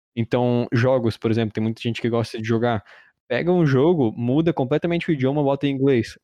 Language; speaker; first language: Portuguese; early bilingual, heritage; Portuguese